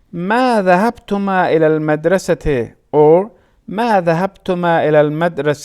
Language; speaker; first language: Arabic; non-native, learner; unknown